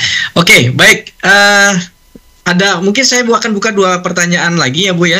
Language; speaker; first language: Indonesian; native; Indonesian